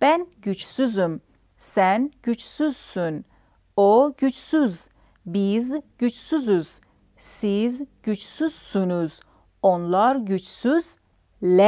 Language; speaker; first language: Turkish; non-native, fluent; Persian